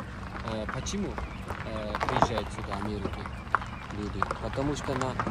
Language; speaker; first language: Russian; non-native, learner; Uzbek